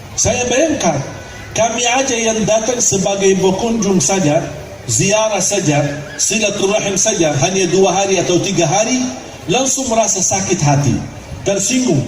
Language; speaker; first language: Malay; non-native, fluent; Arabic